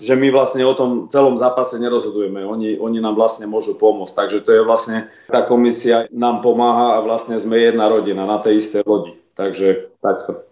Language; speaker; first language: Slovak; native; Slovak